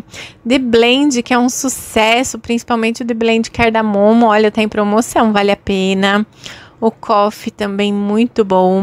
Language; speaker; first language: Portuguese; native; Portuguese